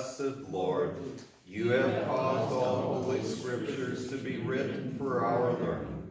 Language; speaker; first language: English; native; English